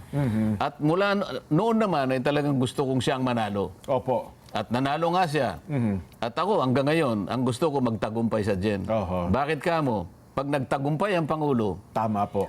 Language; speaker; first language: Filipino; native; Filipino